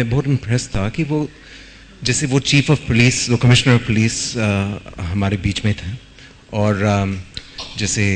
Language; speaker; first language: Hindi; non-native, learner; English